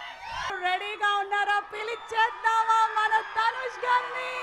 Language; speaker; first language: Telugu; native; Telugu